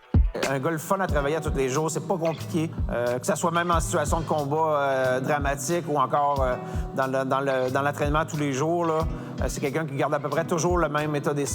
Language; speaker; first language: French; native; French